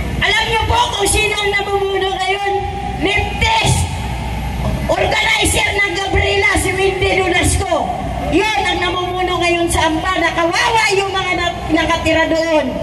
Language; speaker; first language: Filipino; non-native, local second language; Waray